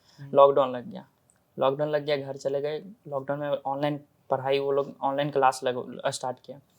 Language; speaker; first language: Hindi; native; Hindi